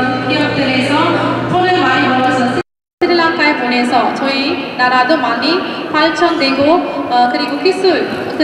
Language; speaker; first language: Korean; non-native, fluent; Sinhala